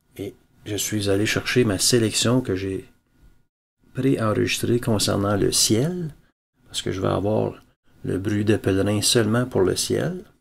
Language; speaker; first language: French; native; French